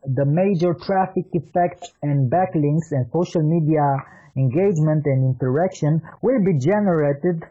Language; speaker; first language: English; non-native, fluent; Romanian